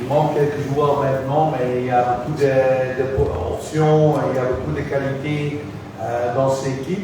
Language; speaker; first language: French; non-native, fluent; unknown